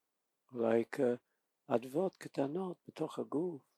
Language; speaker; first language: Hebrew; non-native, fluent; English